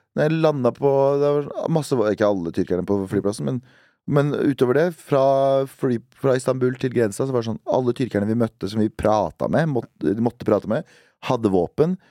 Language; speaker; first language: Norwegian; early bilingual, other home language; Central Kurdish